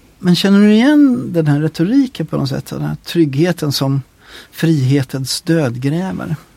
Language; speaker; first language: Swedish; native; Swedish